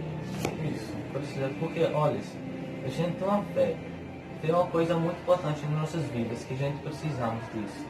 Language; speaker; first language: Portuguese; non-native, fluent; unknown